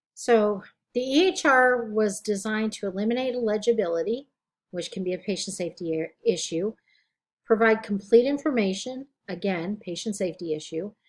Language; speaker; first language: English; native; English